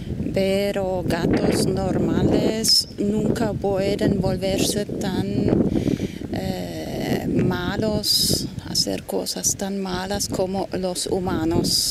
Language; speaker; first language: Spanish; non-native, fluent; German